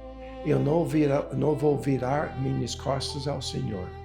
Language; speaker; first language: Portuguese; non-native, fluent; English